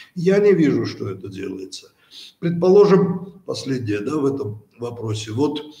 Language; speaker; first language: Russian; native; Russian